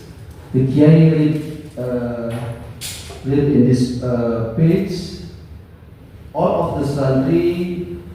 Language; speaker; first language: English; non-native, learner; Indonesian